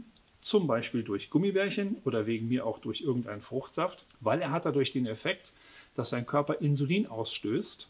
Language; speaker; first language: German; native; German